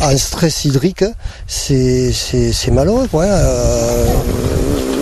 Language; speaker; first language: French; native; French